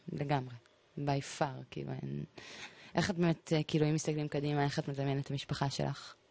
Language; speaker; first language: Hebrew; native; Hebrew